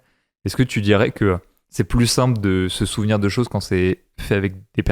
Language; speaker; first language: French; native; French